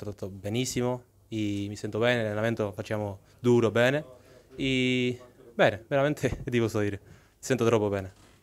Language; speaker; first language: Italian; non-native, learner; Spanish